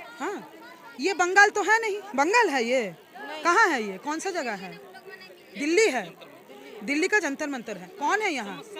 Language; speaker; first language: Hindi; non-native, local second language; Bangla